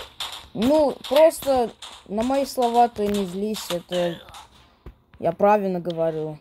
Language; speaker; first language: Russian; early bilingual, heritage; English